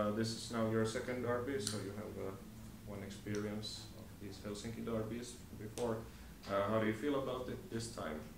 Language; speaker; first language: English; non-native, fluent; Finnish